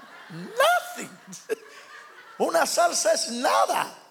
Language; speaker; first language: Spanish; native; Spanish